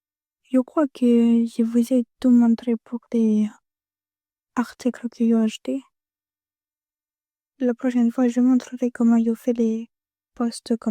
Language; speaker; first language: French; non-native, learner; Spanish